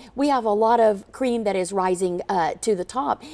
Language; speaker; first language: English; native; English